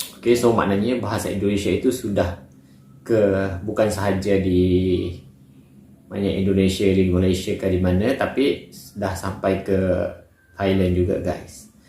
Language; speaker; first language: Malay; native; Malay